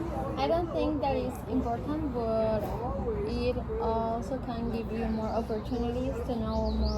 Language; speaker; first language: English; non-native, learner; Spanish